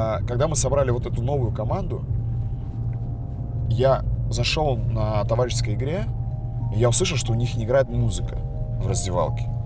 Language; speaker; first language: Russian; native; Russian